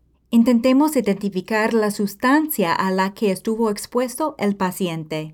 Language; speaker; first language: Spanish; non-native, fluent; English